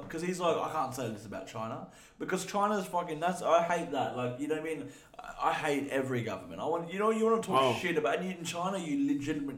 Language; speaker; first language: English; native; English